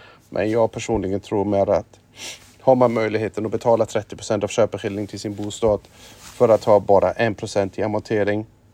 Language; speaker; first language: Swedish; non-native, fluent; German